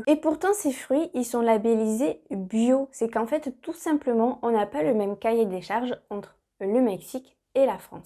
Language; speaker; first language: French; native; French